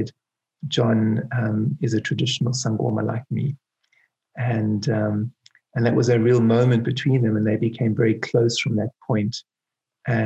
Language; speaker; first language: English; native; English